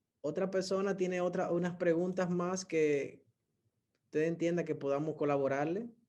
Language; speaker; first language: Spanish; native; Spanish